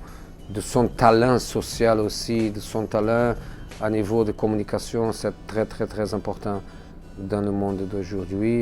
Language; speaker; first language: French; non-native, fluent; Portuguese